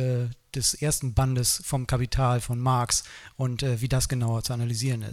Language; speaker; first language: German; native; German